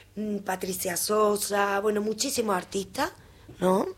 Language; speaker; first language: Spanish; native; Spanish